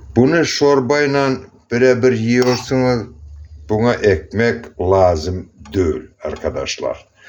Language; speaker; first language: Turkish; non-native, learner; Azerbaijani